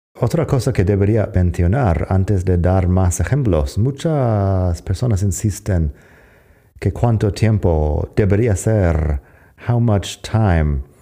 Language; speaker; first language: Spanish; non-native, fluent; English